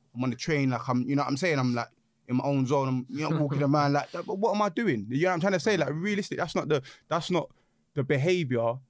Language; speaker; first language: English; native; English